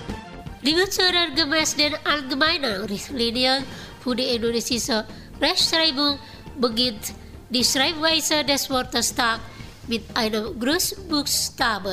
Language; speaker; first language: German; non-native, fluent; Indonesian